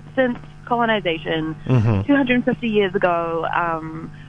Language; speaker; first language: English; native; English